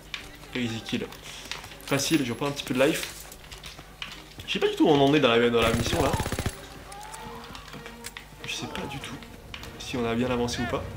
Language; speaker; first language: French; native; French